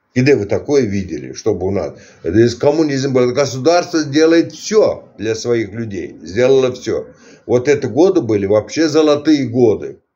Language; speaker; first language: Russian; non-native, local second language; Turkmen